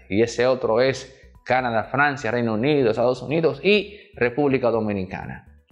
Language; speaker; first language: Spanish; native; Spanish